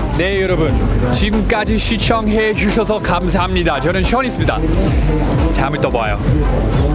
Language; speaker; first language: Korean; non-native, fluent; English